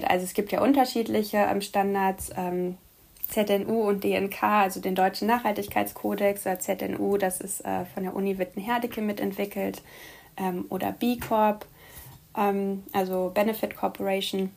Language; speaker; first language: German; native; German